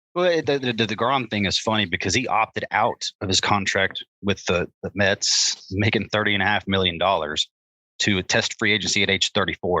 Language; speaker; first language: English; native; English